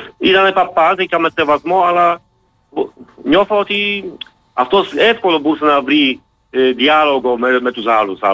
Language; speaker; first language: Greek; non-native, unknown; Polish